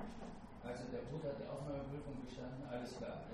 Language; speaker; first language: German; native; German